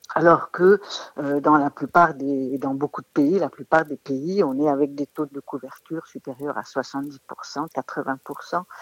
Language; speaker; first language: French; native; French